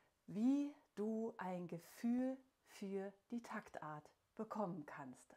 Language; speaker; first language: German; native; German